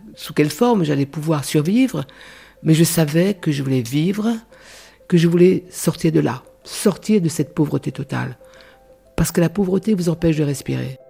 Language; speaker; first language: French; non-native, local second language; Réunion Creole French